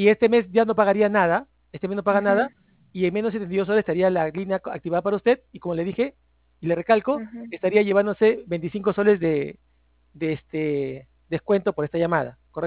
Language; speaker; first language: Spanish; native; Spanish